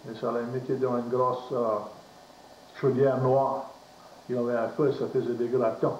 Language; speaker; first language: French; native; French